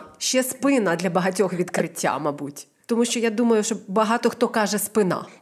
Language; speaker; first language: Ukrainian; native; Ukrainian